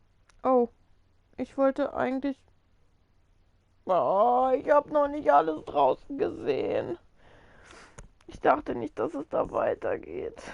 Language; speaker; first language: German; native; German